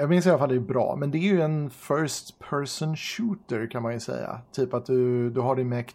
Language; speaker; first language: Swedish; native; Swedish